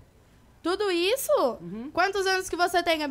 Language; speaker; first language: Portuguese; native; Portuguese